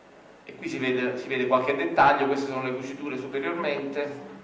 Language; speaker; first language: Italian; native; Italian